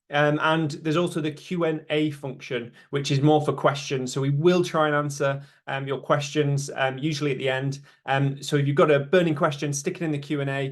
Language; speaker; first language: English; native; English